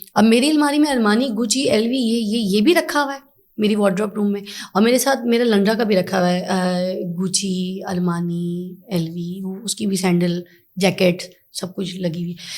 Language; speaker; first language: Urdu; native; Urdu